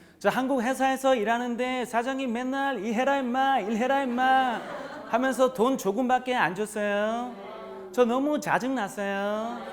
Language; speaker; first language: Korean; native; Korean